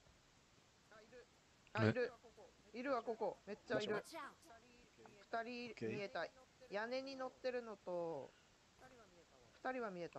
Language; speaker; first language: Japanese; native; Japanese